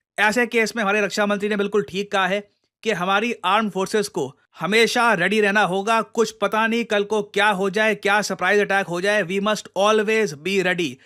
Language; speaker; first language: Hindi; native; Hindi